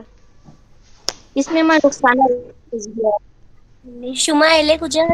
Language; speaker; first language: Persian; non-native, learner; Urdu